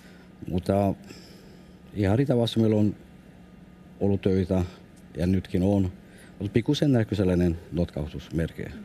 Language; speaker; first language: Finnish; non-native, fluent; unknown